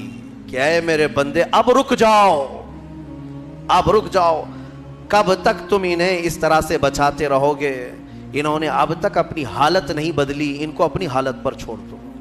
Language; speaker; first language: Urdu; native; Urdu